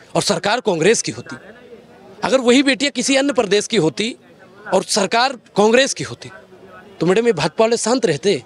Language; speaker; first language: Hindi; native; Hindi